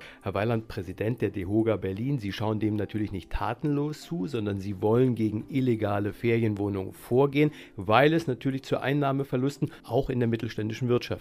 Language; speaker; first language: German; native; German